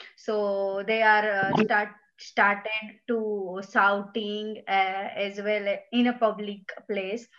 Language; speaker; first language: English; non-native, local second language; Gujarati